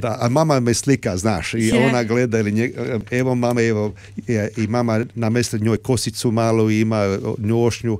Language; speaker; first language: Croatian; early bilingual, heritage; Serbian